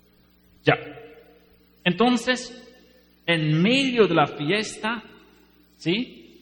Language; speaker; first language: Spanish; non-native, fluent; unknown